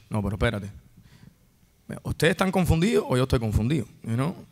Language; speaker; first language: Spanish; early bilingual, heritage; Spanish